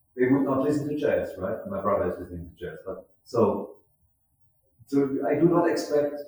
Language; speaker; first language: English; non-native, fluent; German